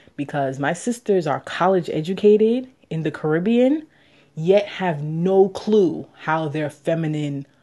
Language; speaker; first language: English; native; English